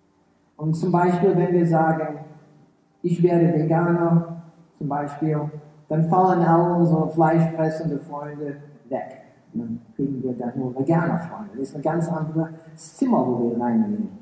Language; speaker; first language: German; early bilingual, heritage; English